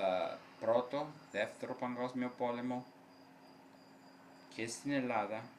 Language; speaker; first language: Greek; non-native, fluent; Italian